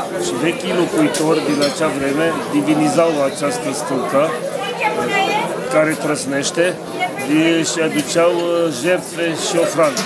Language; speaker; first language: Romanian; non-native, local second language; Serbian